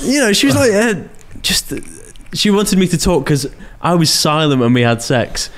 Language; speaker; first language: English; native; English